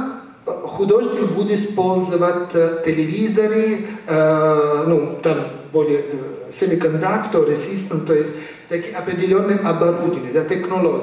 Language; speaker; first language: Russian; non-native, fluent; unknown